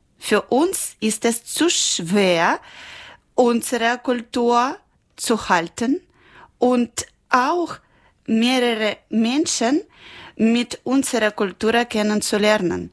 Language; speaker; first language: German; non-native, learner; Ukrainian